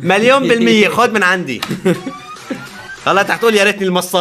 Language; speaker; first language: Arabic; native; Arabic